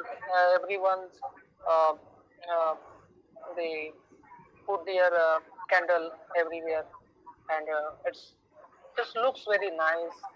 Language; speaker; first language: English; non-native, learner; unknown